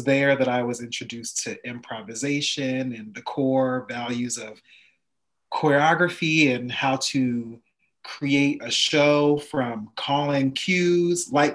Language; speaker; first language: English; native; English